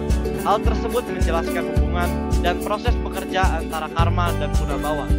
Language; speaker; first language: Indonesian; native; Indonesian